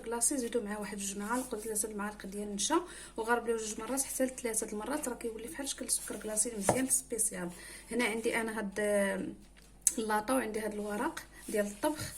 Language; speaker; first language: Arabic; native; Arabic